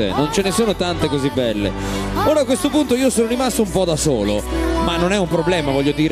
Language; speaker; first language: Italian; native; Italian